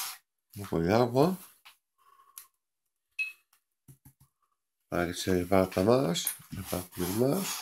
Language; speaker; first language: Spanish; non-native, local second language; Catalan